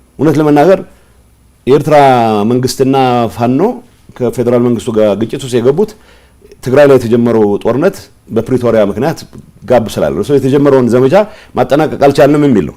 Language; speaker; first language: Amharic; non-native, local second language; Tigrinya